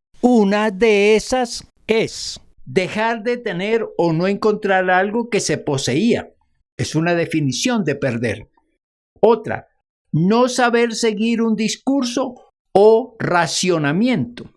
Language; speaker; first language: Spanish; native; Spanish